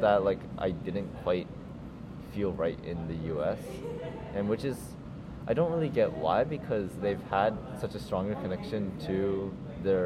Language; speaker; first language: English; native; English